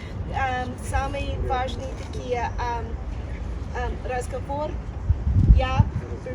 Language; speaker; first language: Russian; non-native, learner; English